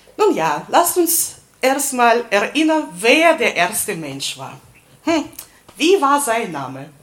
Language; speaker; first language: German; non-native, fluent; Russian